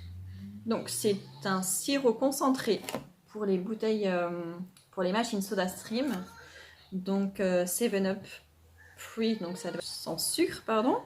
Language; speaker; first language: French; native; French